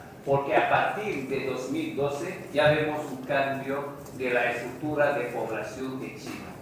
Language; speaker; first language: Spanish; non-native, fluent; Chinese